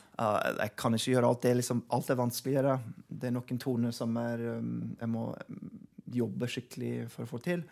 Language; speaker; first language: Norwegian; non-native, fluent; English